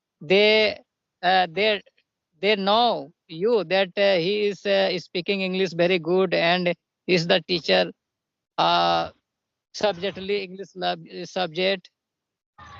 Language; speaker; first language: English; non-native, learner; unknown